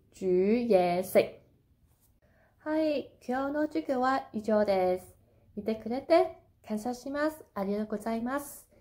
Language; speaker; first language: Japanese; non-native, fluent; Cantonese